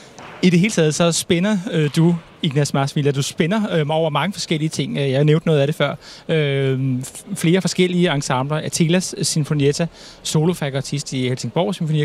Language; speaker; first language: Danish; native; Danish